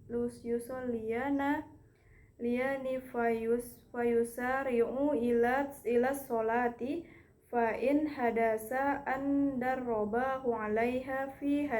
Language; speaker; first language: Arabic; non-native, learner; Indonesian